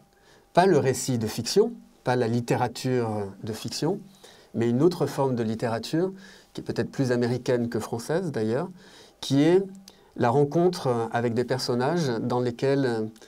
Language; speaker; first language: French; native; French